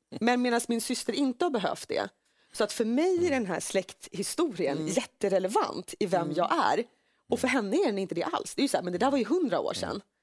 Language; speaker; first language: Swedish; native; Swedish